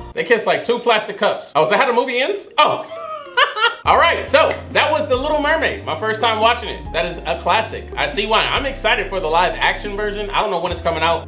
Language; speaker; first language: English; native; English